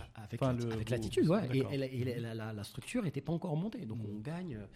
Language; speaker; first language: French; native; French